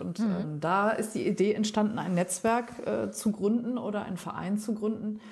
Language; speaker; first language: German; native; German